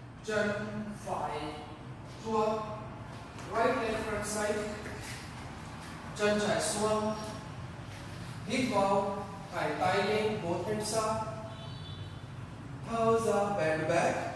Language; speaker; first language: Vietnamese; non-native, learner; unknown